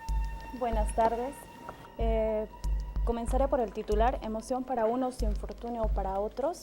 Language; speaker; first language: Spanish; native; Spanish